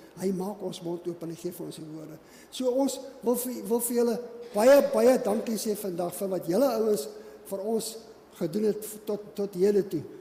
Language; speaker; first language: Afrikaans; non-native, local second language; English